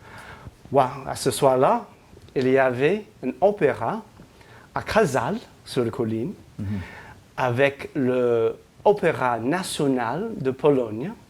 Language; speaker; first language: French; non-native, fluent; English